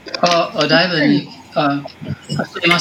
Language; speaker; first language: Japanese; non-native, learner; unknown